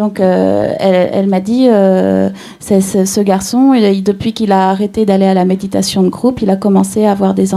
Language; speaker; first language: French; native; French